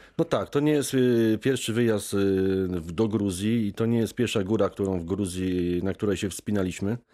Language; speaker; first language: Polish; native; Polish